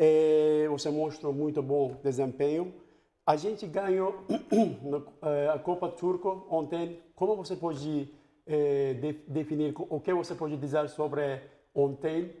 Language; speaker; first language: Portuguese; non-native, fluent; Turkish